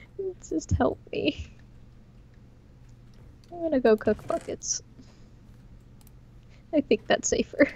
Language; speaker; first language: English; native; English